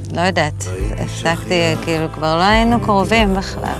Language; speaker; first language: Hebrew; native; Hebrew